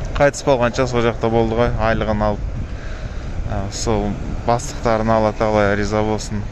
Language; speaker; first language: Kazakh; non-native, local second language; Russian